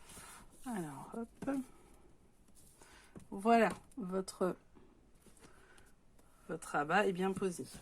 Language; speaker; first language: French; native; French